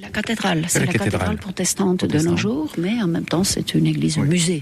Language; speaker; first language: French; non-native, fluent; Estonian